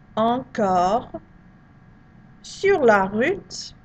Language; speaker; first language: French; non-native, fluent; English